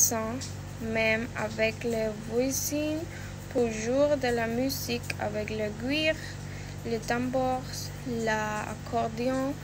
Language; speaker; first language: French; non-native, learner; Spanish